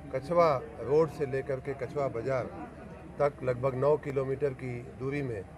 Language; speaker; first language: Hindi; native; Hindi